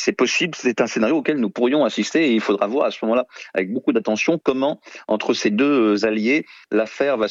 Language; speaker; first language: French; native; French